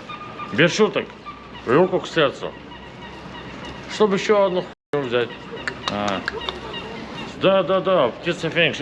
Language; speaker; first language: Russian; native; Russian